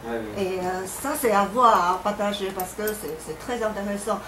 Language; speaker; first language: French; non-native, fluent; Chinese